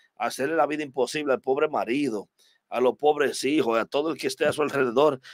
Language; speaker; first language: Spanish; native; Spanish